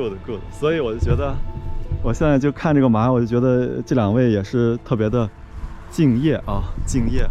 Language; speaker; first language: Chinese; native; Chinese